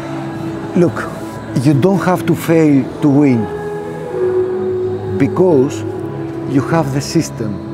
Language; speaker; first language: English; non-native, fluent; Greek